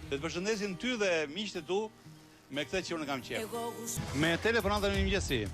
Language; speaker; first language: Albanian; native; Albanian